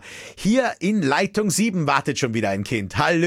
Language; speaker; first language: German; native; German